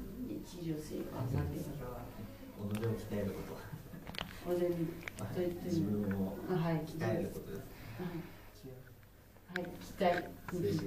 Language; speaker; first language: Japanese; native; Japanese